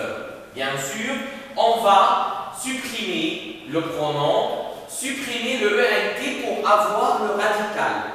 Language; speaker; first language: French; non-native, fluent; Arabic